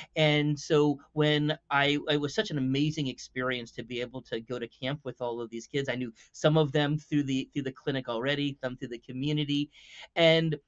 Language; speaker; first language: English; native; English